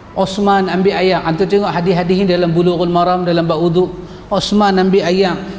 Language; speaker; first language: Malay; native; Malay